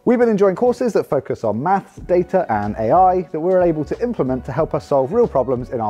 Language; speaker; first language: English; native; English